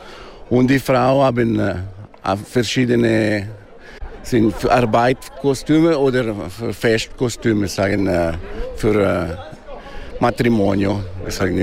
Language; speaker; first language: German; non-native, local second language; Italian